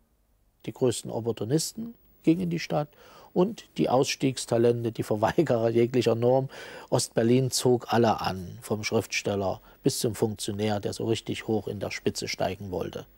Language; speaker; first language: German; native; German